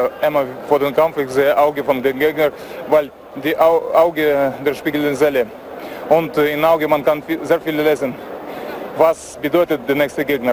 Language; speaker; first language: German; non-native, learner; Russian